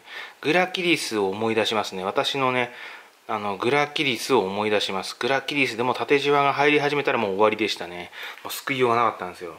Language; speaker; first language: Japanese; native; Japanese